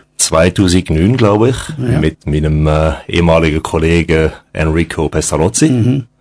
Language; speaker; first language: German; non-native, local second language; French